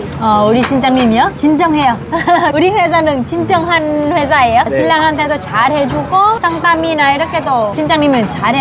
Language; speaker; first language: Korean; non-native, fluent; Vietnamese